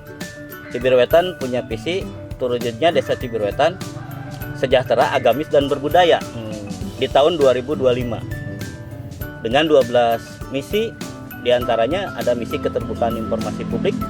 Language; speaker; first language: Indonesian; non-native, local second language; Sundanese